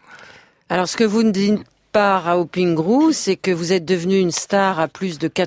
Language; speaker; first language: French; native; French